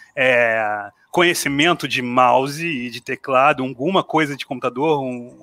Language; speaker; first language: Portuguese; native; Portuguese